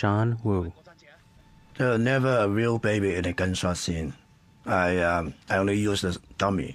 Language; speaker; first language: English; non-native, local second language; Cantonese